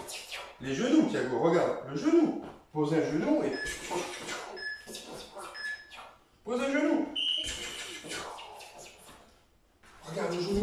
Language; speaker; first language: French; native; French